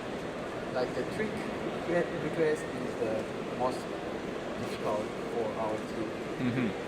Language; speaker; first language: English; non-native, learner; Japanese